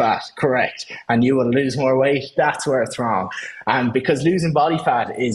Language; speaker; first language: English; native; English